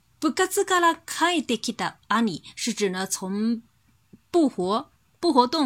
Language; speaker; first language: Japanese; non-native, learner; Chinese